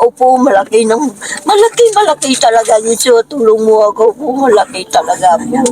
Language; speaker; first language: Filipino; non-native, learner; Vietnamese